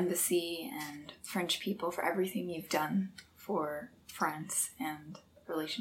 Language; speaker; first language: English; native; English